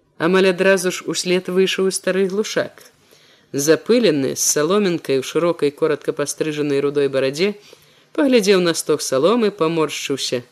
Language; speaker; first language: Belarusian; native; Belarusian